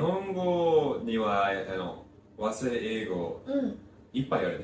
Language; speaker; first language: Japanese; non-native, learner; English